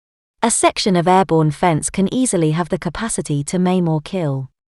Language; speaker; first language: English; native; English